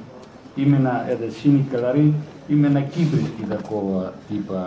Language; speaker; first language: Russian; non-native, learner; Greek